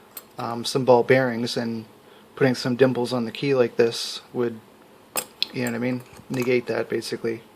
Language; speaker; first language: English; native; English